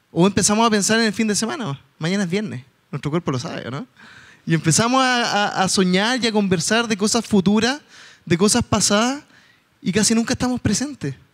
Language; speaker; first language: Spanish; native; Spanish